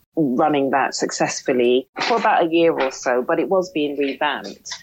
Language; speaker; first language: English; native; English